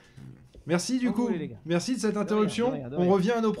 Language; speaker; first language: French; native; French